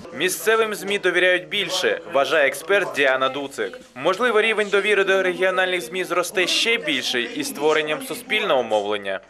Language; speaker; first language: Ukrainian; native; Ukrainian